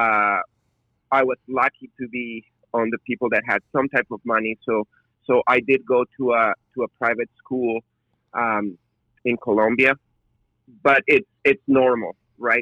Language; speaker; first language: English; non-native, fluent; Spanish